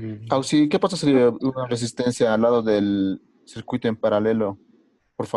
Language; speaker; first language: Spanish; native; Spanish